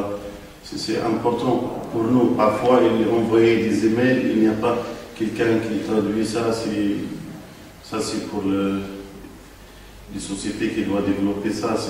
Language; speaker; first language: French; non-native, local second language; Arabic